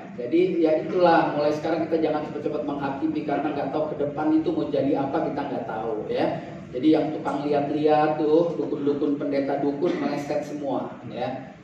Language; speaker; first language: Indonesian; native; Indonesian